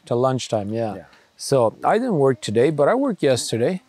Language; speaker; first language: English; native; English